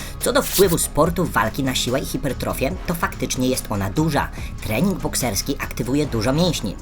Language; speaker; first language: Polish; native; Polish